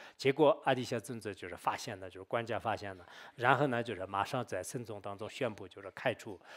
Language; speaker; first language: Chinese; non-native, local second language; Tibetan